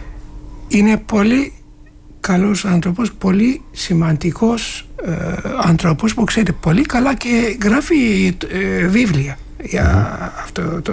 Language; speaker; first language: Greek; non-native, fluent; Turkish